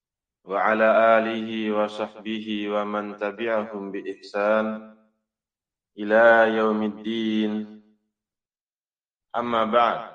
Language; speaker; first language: Arabic; non-native, fluent; Indonesian